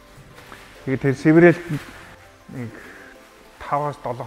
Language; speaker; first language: Mongolian; non-native, fluent; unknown